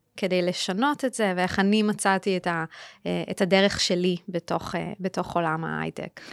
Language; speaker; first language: Hebrew; native; Hebrew